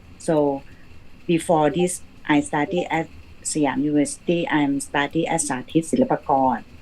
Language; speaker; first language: English; non-native, learner; Thai